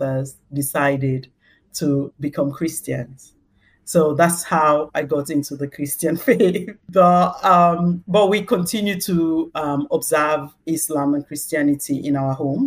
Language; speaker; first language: English; non-native, local second language; Krio